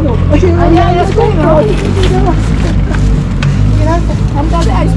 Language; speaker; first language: Spanish; non-native, fluent; Filipino